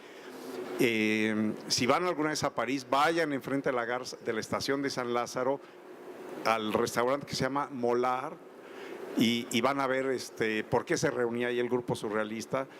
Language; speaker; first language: Spanish; native; Spanish